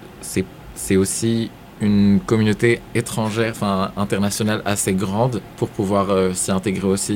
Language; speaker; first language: French; non-native, local second language; Arabic